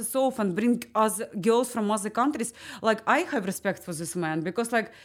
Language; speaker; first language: English; non-native, learner; Ukrainian